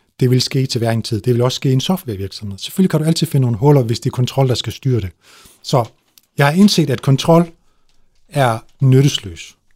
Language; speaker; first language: Danish; early bilingual, other home language; Turkish